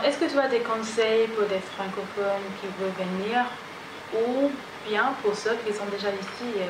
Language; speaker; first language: French; non-native, learner; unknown